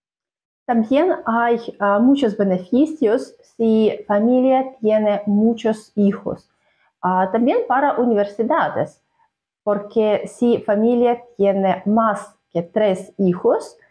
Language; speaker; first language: Spanish; non-native, fluent; Russian